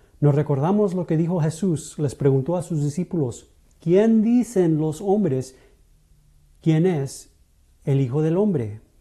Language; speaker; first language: Spanish; non-native, fluent; English